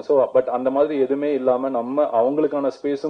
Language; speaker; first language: Tamil; native; Tamil